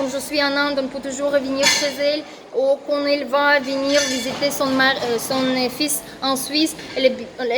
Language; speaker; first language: French; non-native, fluent; Russian